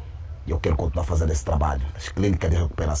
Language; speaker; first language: Portuguese; native; Portuguese